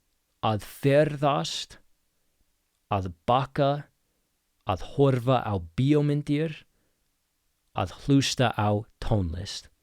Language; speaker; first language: Icelandic; non-native, fluent; English